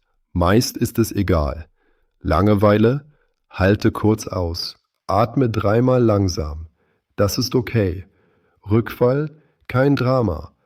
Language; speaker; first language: German; native; German